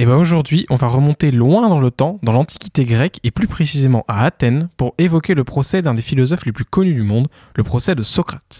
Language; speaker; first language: French; native; French